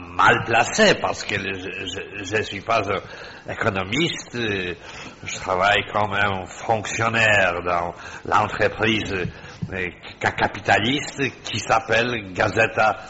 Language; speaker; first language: French; non-native, fluent; Polish